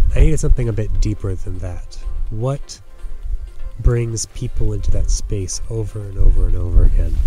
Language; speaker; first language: English; native; English